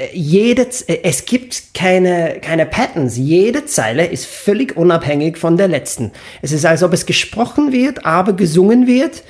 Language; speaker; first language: German; non-native, fluent; English